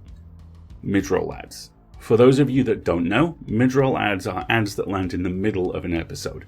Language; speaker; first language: English; native; English